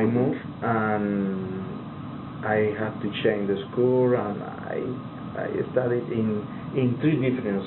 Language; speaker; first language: English; non-native, learner; Spanish